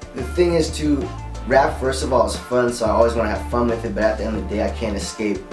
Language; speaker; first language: English; native; English